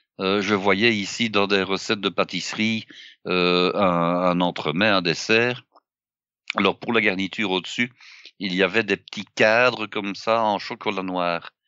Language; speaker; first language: French; native; French